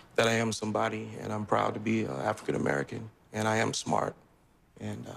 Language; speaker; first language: English; native; English